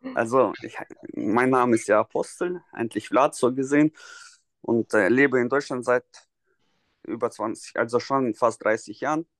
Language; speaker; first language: German; non-native, fluent; Russian